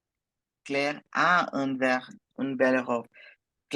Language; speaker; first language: French; non-native, fluent; Spanish